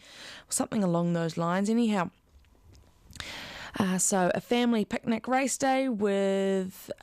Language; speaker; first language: English; native; English